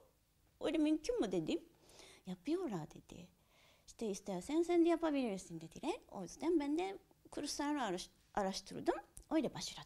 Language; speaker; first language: Turkish; non-native, learner; Japanese